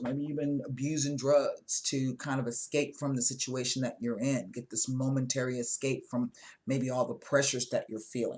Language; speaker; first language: English; native; English